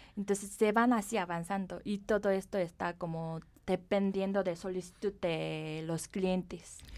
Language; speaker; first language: Spanish; non-native, fluent; Korean